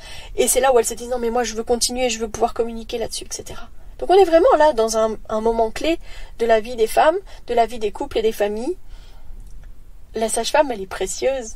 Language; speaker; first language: French; native; French